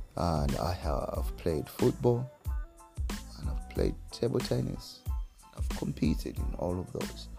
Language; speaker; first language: English; non-native, local second language; Nyanja